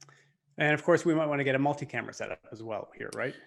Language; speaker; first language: English; native; English